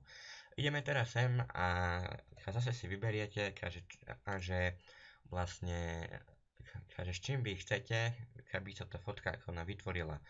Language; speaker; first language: Slovak; native; Slovak